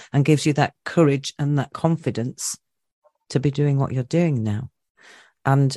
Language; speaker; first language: English; native; English